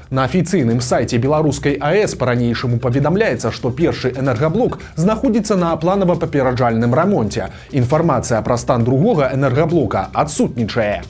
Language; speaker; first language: Belarusian; native; Belarusian